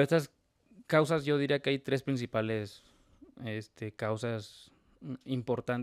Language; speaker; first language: Spanish; native; Spanish